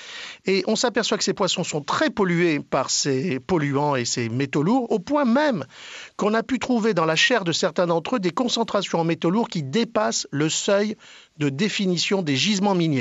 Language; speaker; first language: French; native; French